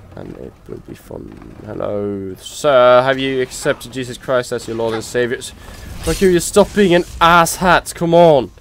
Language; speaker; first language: English; non-native, fluent; Norwegian